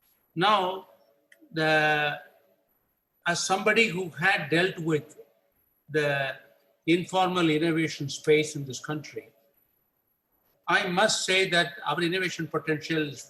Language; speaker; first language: English; non-native, local second language; Tamil